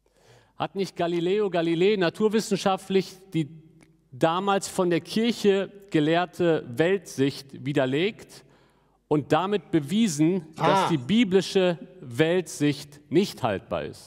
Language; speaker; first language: German; native; German